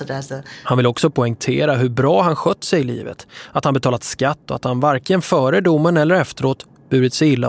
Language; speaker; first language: Swedish; native; Swedish